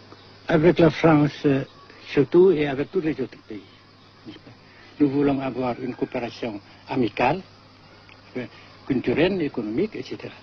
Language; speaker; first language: French; non-native, fluent; Vietnamese